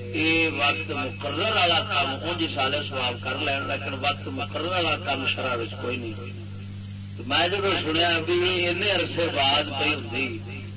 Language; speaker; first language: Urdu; non-native, local second language; Punjabi